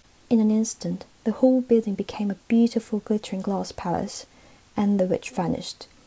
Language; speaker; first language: English; non-native, fluent; Korean